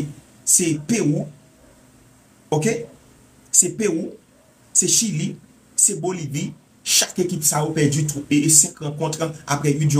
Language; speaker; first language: French; non-native, local second language; Haitian Creole